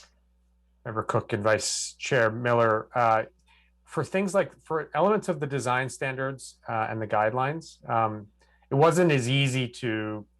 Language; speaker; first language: English; native; English